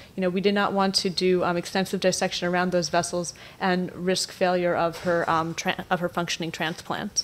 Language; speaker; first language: English; native; English